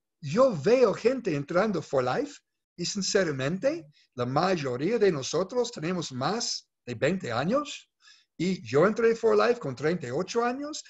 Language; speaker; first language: Spanish; non-native, fluent; English